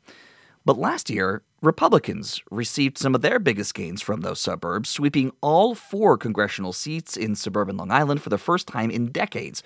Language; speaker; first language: English; native; English